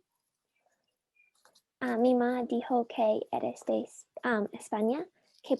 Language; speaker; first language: Spanish; non-native, learner; English